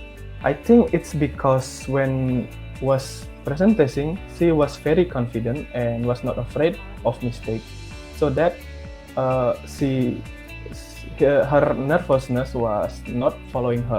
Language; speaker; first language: English; non-native, learner; Indonesian